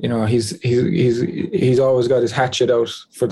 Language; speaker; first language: English; native; English